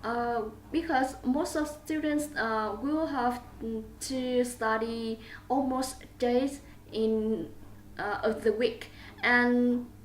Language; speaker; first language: English; non-native, learner; Vietnamese